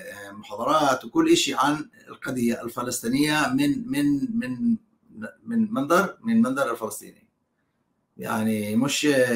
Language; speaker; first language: Arabic; non-native, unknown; Hebrew